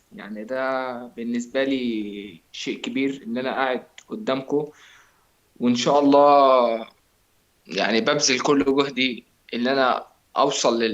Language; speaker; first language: Arabic; native; Arabic